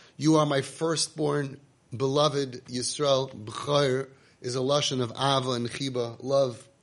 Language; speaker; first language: English; native; English